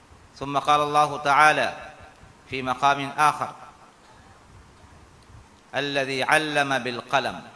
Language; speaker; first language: Arabic; non-native, fluent; Urdu